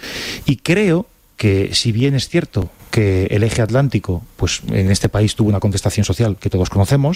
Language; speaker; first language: Spanish; native; Spanish